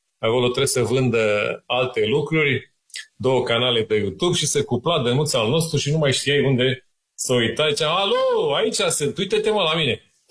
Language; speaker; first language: Romanian; native; Romanian